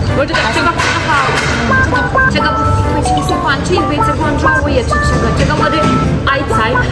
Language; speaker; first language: Chinese; non-native, learner; Ukrainian